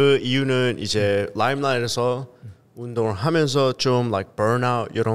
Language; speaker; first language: Korean; early bilingual, heritage; Korean